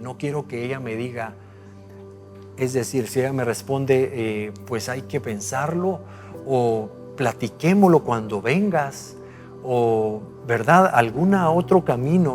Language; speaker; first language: Spanish; native; Spanish